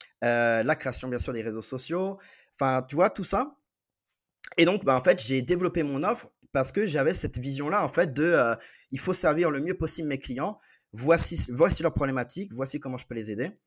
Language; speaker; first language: French; native; French